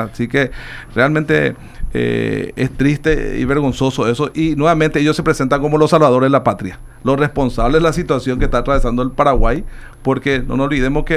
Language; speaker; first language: Spanish; native; Spanish